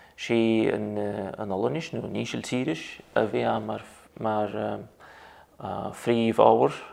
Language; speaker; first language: Irish; non-native, fluent; Russian